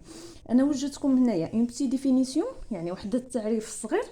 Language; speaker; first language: Arabic; native; Arabic